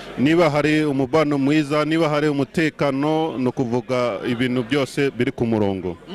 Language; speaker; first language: Kinyarwanda; non-native, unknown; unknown